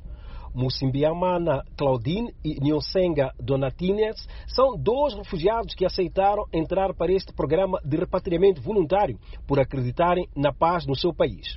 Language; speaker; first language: Portuguese; non-native, local second language; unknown